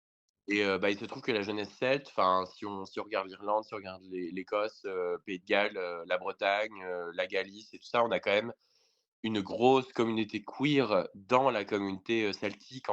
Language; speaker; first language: French; native; French